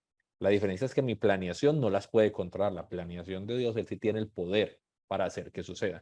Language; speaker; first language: Spanish; native; Spanish